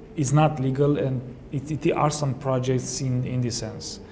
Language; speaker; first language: English; non-native, fluent; Romanian